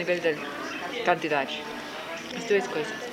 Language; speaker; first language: Portuguese; non-native, fluent; Spanish